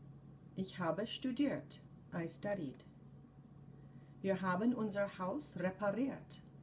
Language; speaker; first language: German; non-native, fluent; English